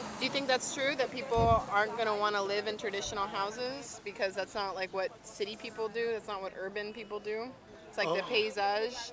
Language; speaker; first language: English; native; English